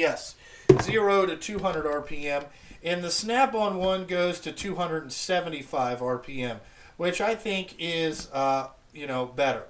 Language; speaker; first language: English; native; English